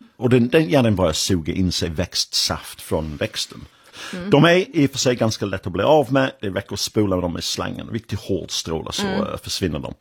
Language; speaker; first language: Swedish; non-native, fluent; English